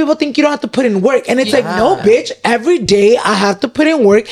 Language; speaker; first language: English; early bilingual, other home language; Spanish